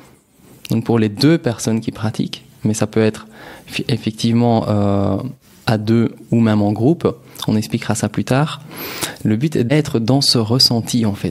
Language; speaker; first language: French; native; French